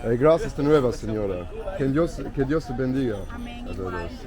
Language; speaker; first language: Spanish; non-native, learner; Luxembourgish